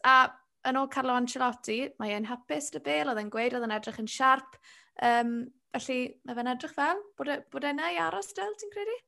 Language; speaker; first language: Welsh; native; Welsh